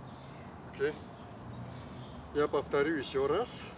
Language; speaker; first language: Russian; non-native, learner; Chinese